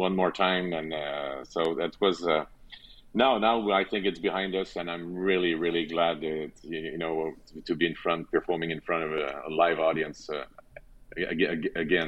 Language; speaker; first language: English; non-native, fluent; French